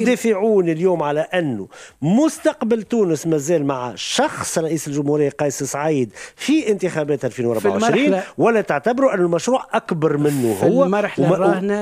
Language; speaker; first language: Arabic; native; Arabic